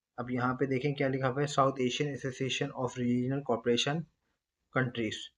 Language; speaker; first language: Urdu; native; Urdu